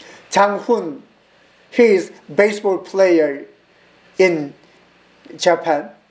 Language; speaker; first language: English; non-native, learner; Korean